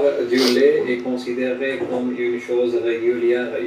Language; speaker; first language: French; non-native, fluent; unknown